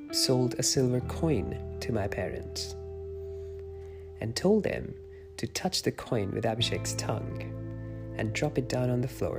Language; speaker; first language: English; non-native, local second language; Hindi